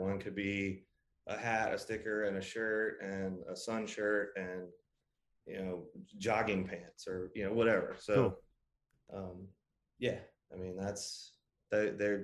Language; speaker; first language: English; native; English